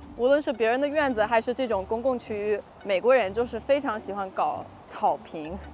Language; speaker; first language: Chinese; non-native, fluent; English